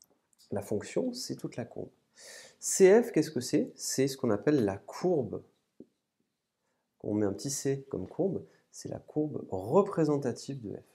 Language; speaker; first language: French; native; French